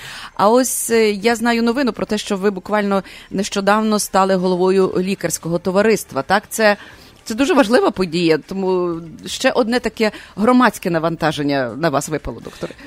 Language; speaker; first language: Ukrainian; native; Ukrainian